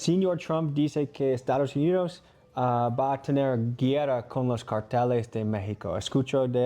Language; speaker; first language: Spanish; non-native, learner; English